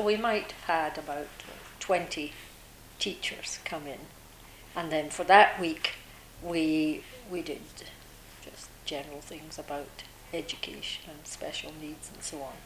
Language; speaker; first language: English; native; English